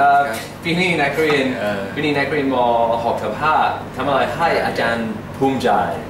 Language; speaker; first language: Thai; native; Thai